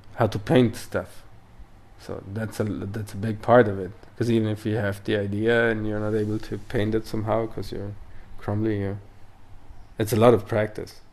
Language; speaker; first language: English; non-native, fluent; Italian